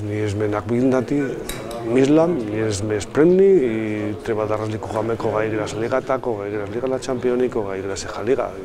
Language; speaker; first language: Macedonian; non-native, learner; Spanish